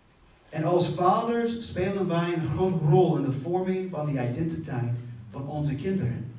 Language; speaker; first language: Dutch; non-native, fluent; English